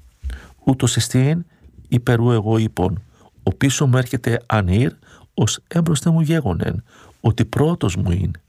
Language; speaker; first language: Greek; native; Greek